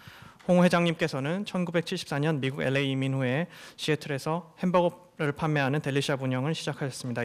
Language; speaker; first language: Korean; native; Korean